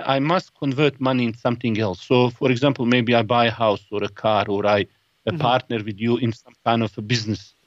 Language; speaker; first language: English; non-native, fluent; Bosnian